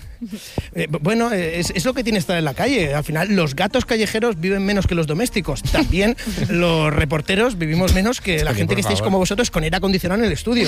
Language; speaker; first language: Spanish; native; Spanish